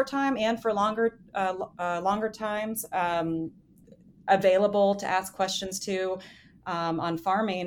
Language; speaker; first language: English; native; English